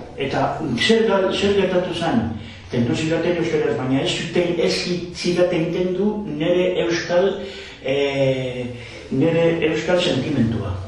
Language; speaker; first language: Basque; non-native, local second language; Spanish